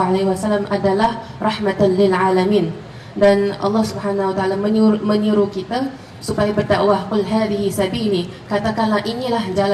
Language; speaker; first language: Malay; non-native, fluent; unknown